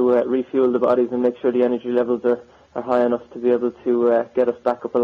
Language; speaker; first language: English; native; English